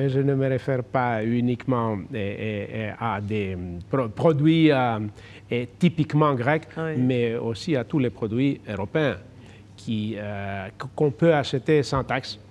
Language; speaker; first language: French; non-native, fluent; Greek